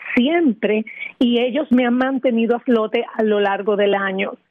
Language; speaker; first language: Spanish; native; Spanish